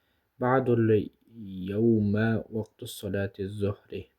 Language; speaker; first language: Arabic; non-native, fluent; Kyrgyz